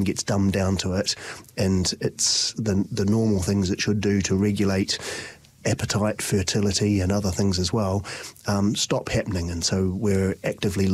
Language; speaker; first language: English; native; English